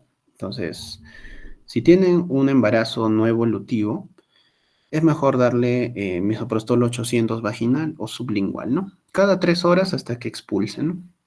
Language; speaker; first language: Spanish; native; Spanish